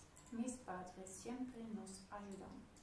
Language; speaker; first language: Spanish; non-native, learner; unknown